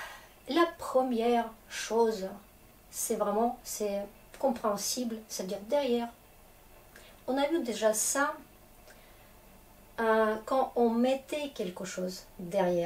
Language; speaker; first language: French; non-native, fluent; Russian